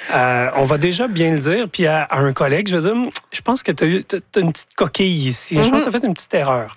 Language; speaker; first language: French; native; French